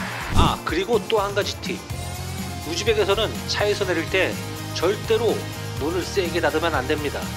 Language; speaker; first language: Korean; native; Korean